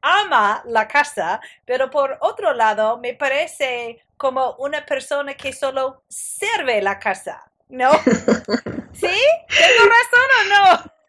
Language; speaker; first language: Spanish; non-native, fluent; English